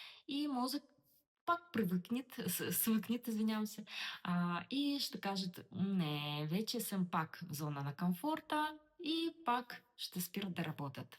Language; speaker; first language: Bulgarian; non-native, learner; Russian